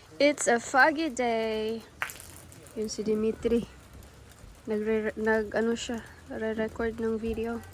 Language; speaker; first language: Filipino; non-native, local second language; Cebuano